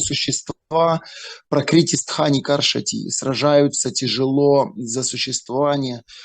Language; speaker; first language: Russian; native; Russian